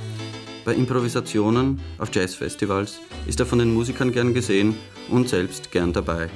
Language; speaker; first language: German; native; German